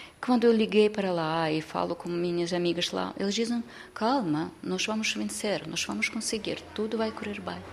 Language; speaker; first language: Portuguese; non-native, fluent; Ukrainian